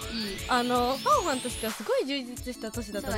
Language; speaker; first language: Japanese; native; Japanese